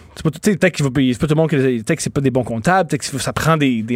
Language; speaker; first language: French; native; French